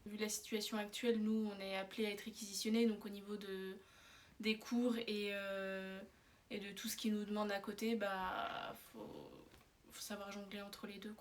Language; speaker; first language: French; native; French